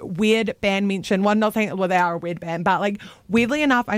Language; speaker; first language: English; native; English